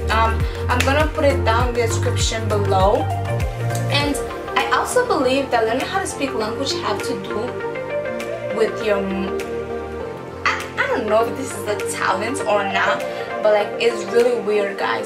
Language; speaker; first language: English; early bilingual, other home language; Portuguese